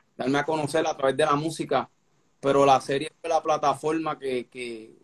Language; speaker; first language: Spanish; native; Spanish